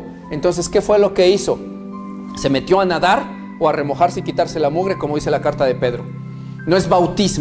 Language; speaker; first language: Spanish; native; Spanish